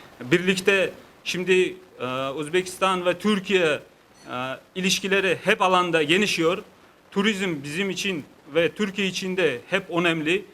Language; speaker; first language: Turkish; non-native, learner; Uzbek